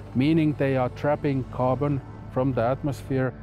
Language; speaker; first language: English; non-native, fluent; Finnish